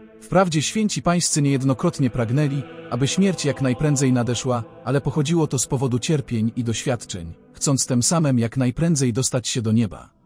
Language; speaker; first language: Polish; native; Polish